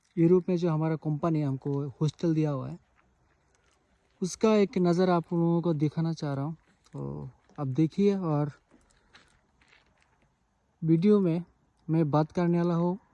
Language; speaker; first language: Hindi; non-native, fluent; Bangla